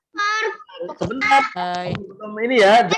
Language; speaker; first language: Indonesian; native; Indonesian